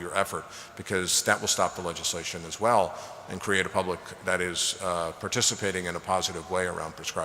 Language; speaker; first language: English; native; English